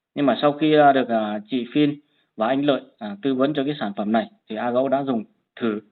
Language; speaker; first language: Vietnamese; non-native, local second language; Hmong